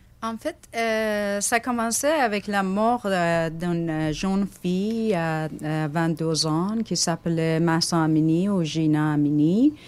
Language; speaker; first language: French; non-native, fluent; Persian